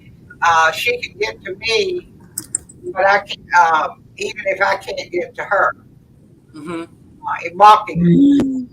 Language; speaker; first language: English; native; English